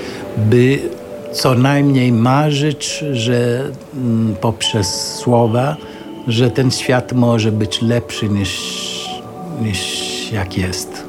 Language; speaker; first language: Polish; non-native, fluent; Italian